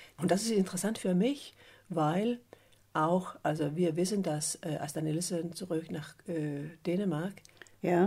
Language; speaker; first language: German; non-native, fluent; Danish